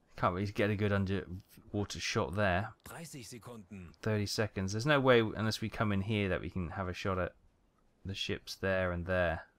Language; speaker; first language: English; native; English